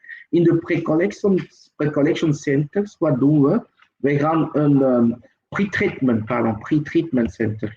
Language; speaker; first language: Dutch; non-native, local second language; French